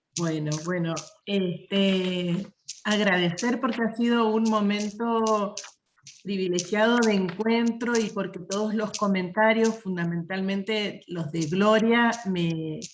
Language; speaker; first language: Spanish; native; Spanish